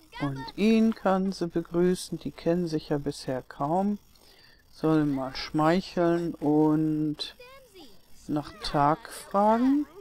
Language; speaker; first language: German; native; German